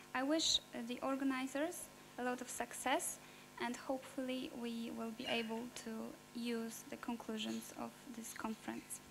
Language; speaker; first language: English; non-native, fluent; Polish